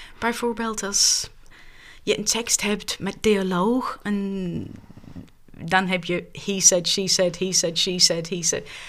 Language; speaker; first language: Dutch; non-native, fluent; English